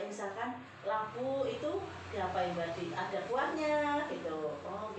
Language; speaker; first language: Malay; non-native, local second language; Javanese